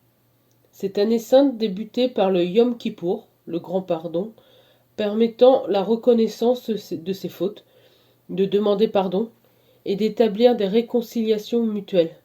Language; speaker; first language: French; native; French